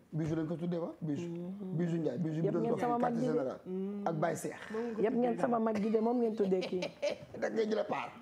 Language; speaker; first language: Wolof; native; Wolof